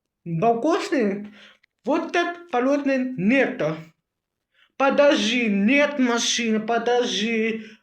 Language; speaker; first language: Russian; non-native, learner; Uzbek